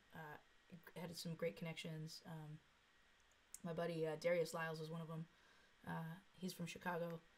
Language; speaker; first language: English; native; English